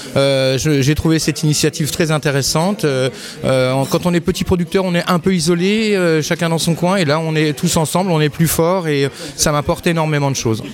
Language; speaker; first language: French; native; French